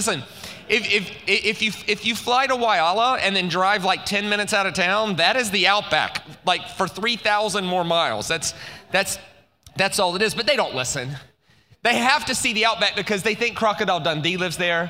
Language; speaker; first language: English; native; English